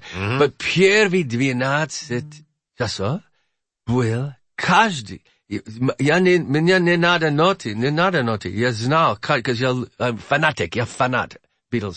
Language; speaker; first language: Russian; non-native, learner; English